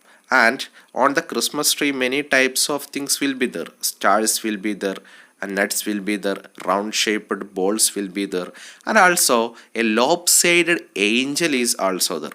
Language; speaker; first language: English; non-native, local second language; Malayalam